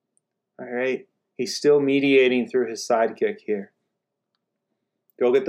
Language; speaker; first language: English; native; English